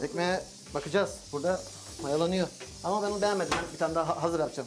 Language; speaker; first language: Turkish; native; Turkish